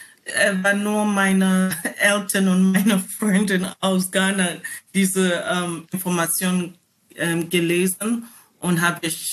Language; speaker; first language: German; non-native, learner; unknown